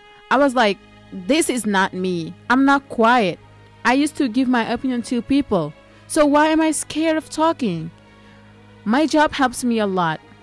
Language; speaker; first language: English; non-native, fluent; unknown